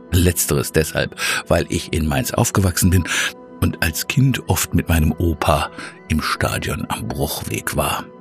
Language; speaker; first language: German; native; German